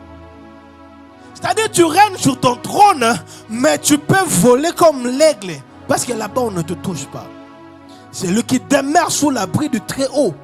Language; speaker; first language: French; non-native, local second language; Lingala